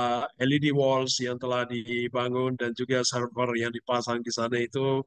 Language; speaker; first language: Indonesian; native; Indonesian